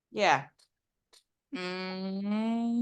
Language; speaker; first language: English; non-native, learner; Spanish